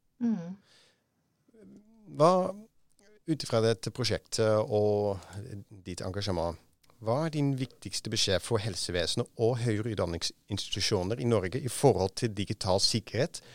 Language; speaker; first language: Norwegian; non-native, fluent; Dutch